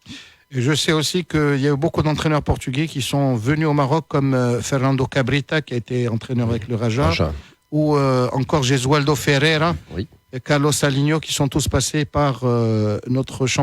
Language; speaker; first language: French; native; French